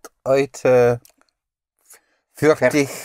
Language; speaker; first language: German; non-native, learner; English